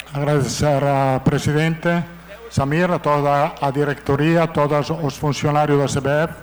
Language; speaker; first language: Portuguese; non-native, learner; Italian